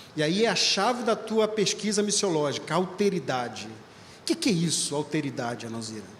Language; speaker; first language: Portuguese; native; Portuguese